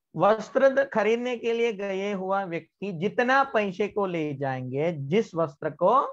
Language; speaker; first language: Hindi; non-native, local second language; Marathi